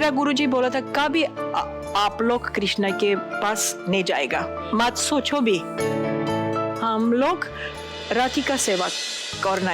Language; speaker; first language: Hindi; non-native, learner; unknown